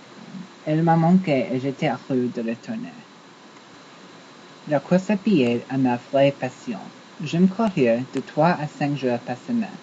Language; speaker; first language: French; non-native, learner; English